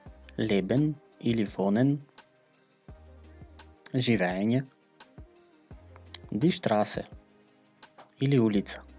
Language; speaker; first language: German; non-native, fluent; Macedonian